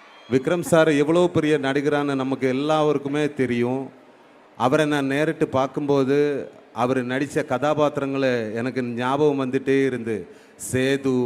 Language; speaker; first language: Tamil; non-native, learner; Malayalam